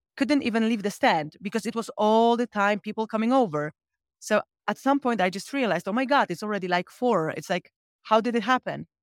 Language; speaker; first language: English; non-native, fluent; Polish